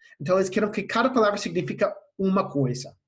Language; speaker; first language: Portuguese; non-native, fluent; English